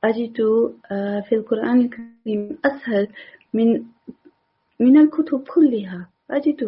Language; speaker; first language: Arabic; non-native, learner; English